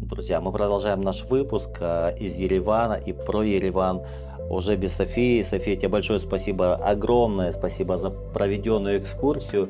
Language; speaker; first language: Russian; native; Russian